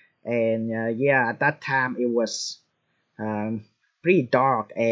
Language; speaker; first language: English; non-native, fluent; Vietnamese